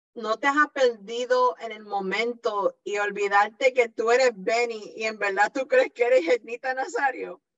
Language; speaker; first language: Spanish; early bilingual, heritage; Spanish